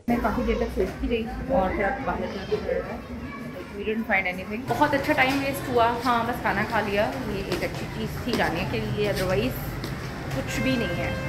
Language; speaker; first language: Urdu; native; Urdu